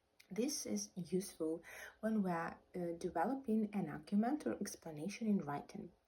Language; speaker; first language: English; non-native, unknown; Ukrainian